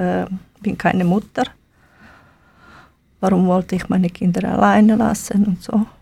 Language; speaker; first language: German; non-native, learner; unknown